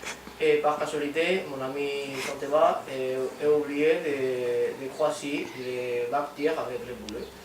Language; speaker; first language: French; non-native, learner; Spanish